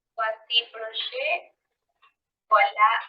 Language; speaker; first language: French; non-native, learner; Spanish